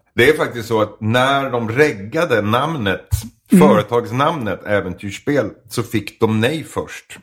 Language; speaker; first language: Swedish; native; Swedish